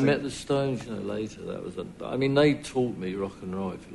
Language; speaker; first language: English; native; English